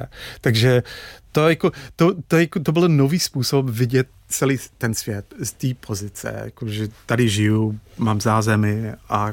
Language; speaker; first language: Czech; non-native, fluent; English